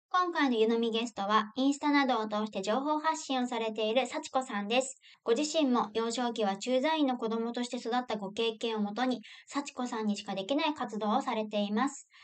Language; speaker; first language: Japanese; native; Japanese